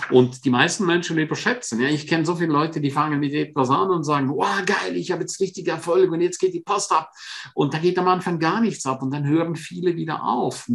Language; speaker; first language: German; non-native, fluent; Romansh